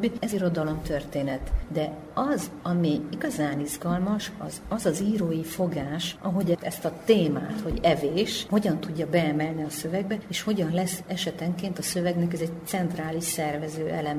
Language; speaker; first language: Hungarian; native; Hungarian